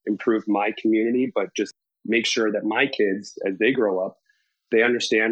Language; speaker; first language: English; native; English